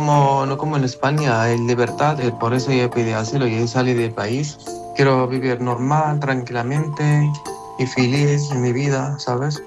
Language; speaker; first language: Spanish; non-native, learner; Arabic